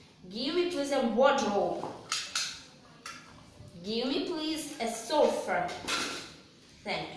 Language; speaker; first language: English; non-native, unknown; Ukrainian